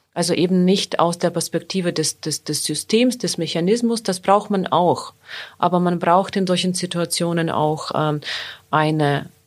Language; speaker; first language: German; non-native, fluent; Ukrainian